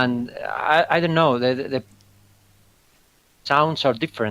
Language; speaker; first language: English; non-native, fluent; Spanish